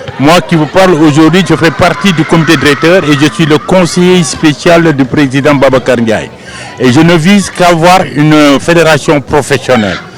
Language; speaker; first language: French; non-native, local second language; Wolof